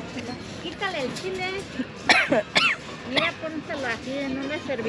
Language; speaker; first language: Spanish; native; Spanish